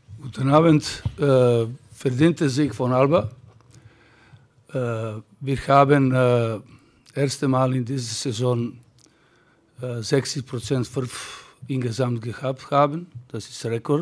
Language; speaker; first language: German; non-native, fluent; Serbian